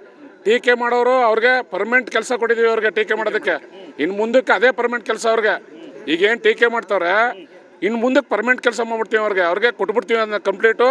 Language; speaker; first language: Kannada; native; Kannada